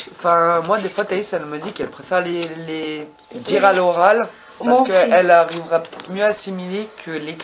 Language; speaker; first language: French; native; French